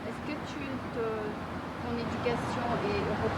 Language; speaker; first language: French; native; French